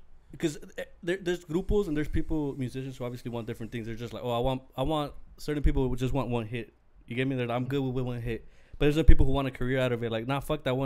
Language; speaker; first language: English; early bilingual, other home language; Spanish